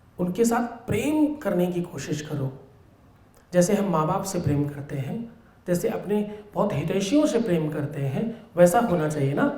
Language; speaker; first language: Hindi; native; Hindi